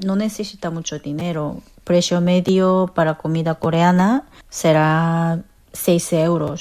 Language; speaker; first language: Spanish; non-native, fluent; Korean